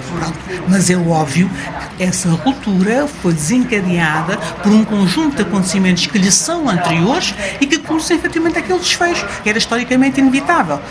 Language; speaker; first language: Portuguese; native; Portuguese